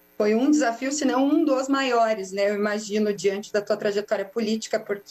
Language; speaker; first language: Portuguese; native; Portuguese